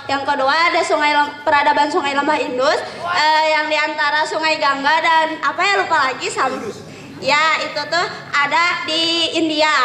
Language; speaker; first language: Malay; non-native, local second language; Sundanese